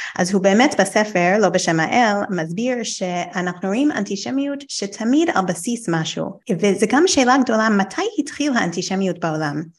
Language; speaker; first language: Hebrew; non-native, fluent; English